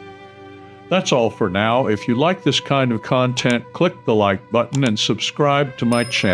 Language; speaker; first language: English; native; English